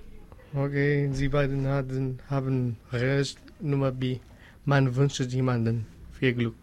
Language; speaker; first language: German; non-native, learner; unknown